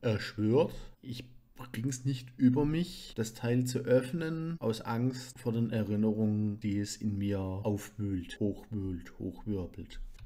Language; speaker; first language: German; native; German